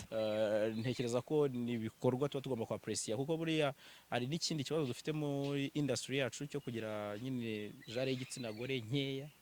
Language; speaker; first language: Kinyarwanda; native; Kinyarwanda